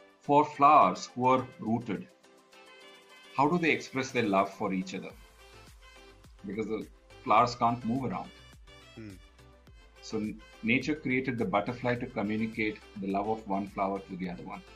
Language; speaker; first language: English; non-native, local second language; Malayalam